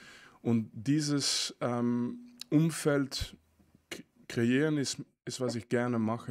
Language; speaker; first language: German; non-native, fluent; French